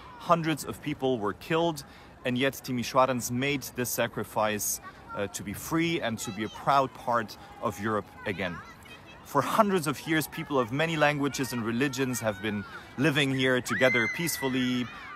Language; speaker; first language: English; non-native, fluent; German